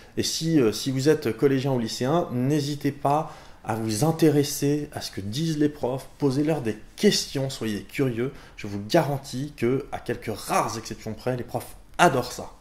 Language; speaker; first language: French; native; French